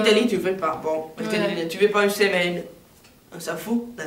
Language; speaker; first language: French; non-native, learner; Italian